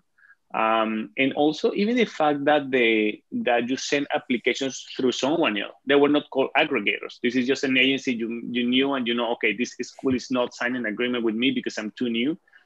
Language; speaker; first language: English; non-native, fluent; Spanish